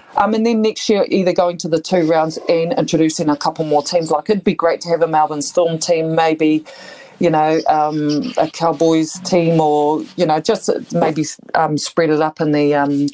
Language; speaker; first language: English; native; English